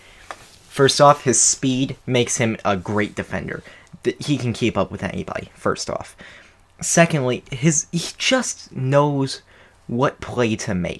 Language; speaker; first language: English; native; English